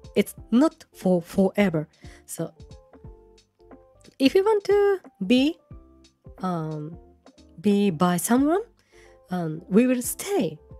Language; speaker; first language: English; non-native, learner; Japanese